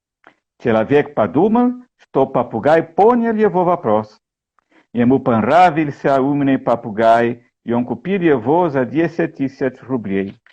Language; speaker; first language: Russian; non-native, learner; Portuguese